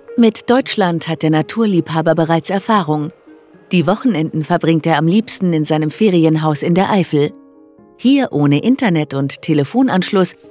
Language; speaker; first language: German; native; German